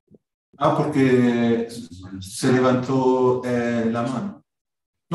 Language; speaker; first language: Spanish; non-native, fluent; German